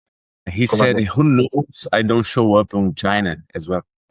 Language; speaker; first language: English; non-native, fluent; Portuguese